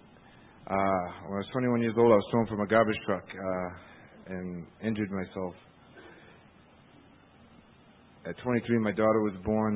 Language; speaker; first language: English; native; English